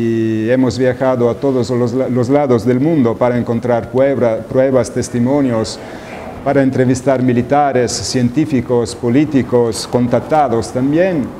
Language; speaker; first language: Spanish; non-native, fluent; Italian